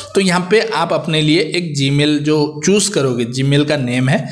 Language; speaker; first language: Hindi; native; Hindi